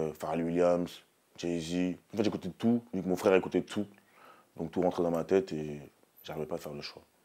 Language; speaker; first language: French; early bilingual, other home language; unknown